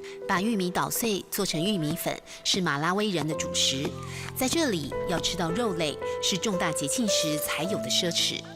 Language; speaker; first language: Chinese; native; Chinese